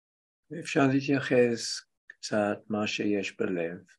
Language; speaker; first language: Hebrew; non-native, fluent; English